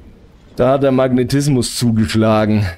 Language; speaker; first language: German; native; German